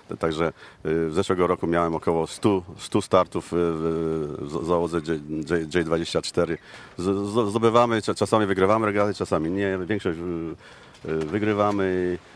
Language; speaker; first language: Polish; native; Polish